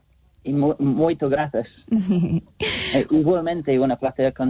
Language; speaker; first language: Spanish; non-native, learner; English